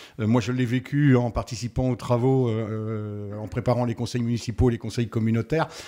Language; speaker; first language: French; native; French